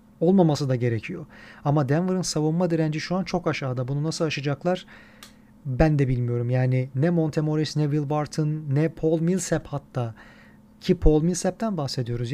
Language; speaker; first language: Turkish; native; Turkish